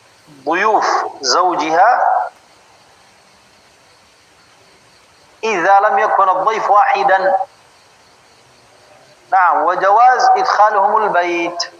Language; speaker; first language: Arabic; non-native, fluent; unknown